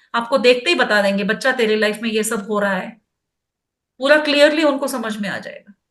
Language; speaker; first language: Hindi; non-native, local second language; Kannada